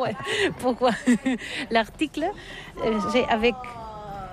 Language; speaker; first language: French; non-native, learner; Catalan